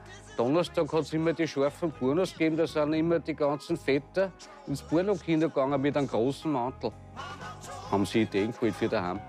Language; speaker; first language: German; native; German